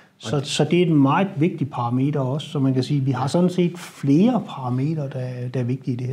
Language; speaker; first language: Danish; native; Danish